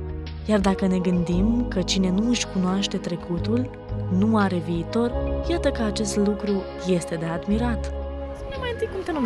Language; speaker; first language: Romanian; native; Romanian